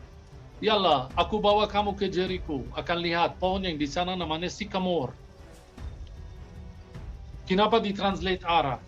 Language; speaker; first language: Indonesian; non-native, fluent; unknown